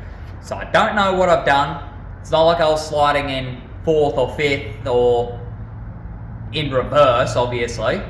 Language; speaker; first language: English; native; English